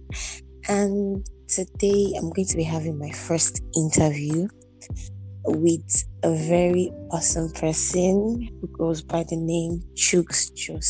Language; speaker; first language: English; non-native, local second language; Igbo